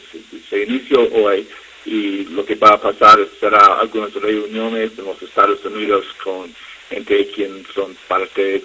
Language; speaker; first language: Spanish; non-native, learner; English